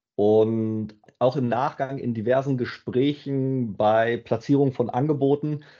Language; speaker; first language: German; native; German